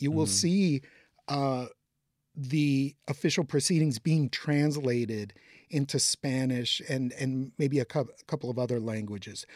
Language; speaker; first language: English; early bilingual, other home language; Spanish